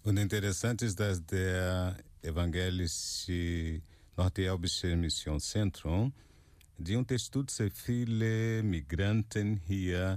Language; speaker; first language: German; non-native, fluent; Portuguese